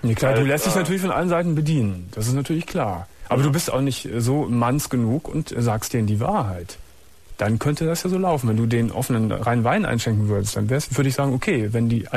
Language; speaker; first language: German; native; German